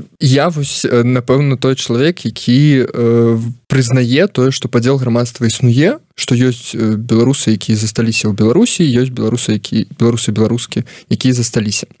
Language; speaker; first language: Belarusian; non-native, local second language; Russian